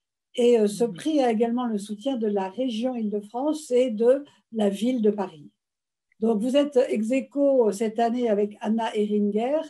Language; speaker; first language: French; native; French